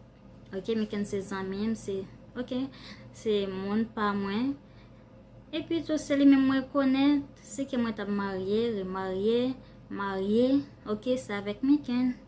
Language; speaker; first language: French; non-native, learner; Haitian Creole